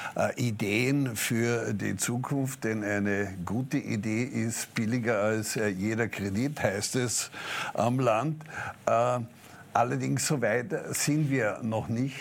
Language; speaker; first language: German; native; German